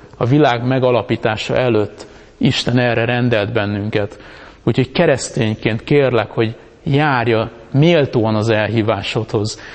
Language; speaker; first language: Hungarian; native; Hungarian